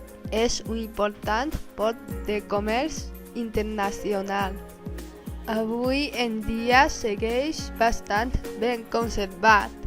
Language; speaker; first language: Catalan; non-native, learner; Chinese